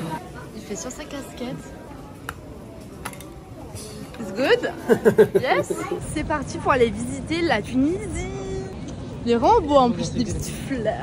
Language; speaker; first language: French; native; French